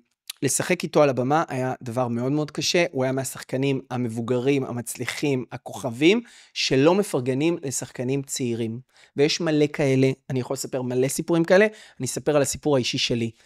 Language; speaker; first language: Hebrew; native; Hebrew